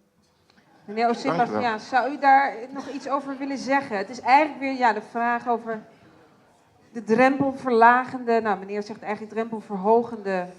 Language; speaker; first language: Dutch; native; Dutch